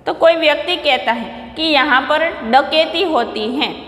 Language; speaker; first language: Hindi; non-native, local second language; Gujarati